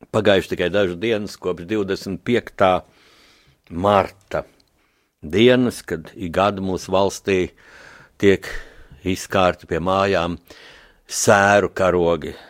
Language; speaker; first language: Latvian; native; Latvian